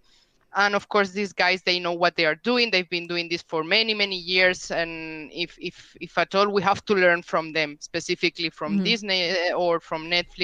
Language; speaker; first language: English; non-native, fluent; Spanish